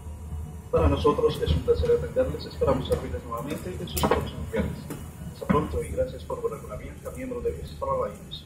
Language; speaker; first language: Spanish; native; Spanish